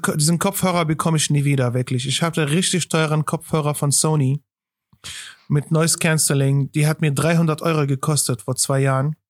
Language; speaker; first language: German; non-native, fluent; Arabic